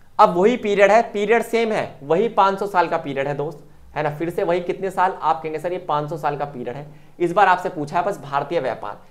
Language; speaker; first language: Hindi; native; Hindi